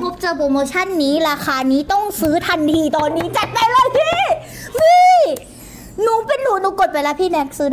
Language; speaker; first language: Thai; early bilingual, other home language; Korean